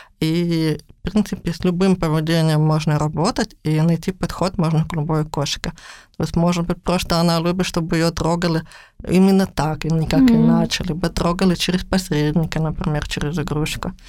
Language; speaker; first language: Russian; native; Russian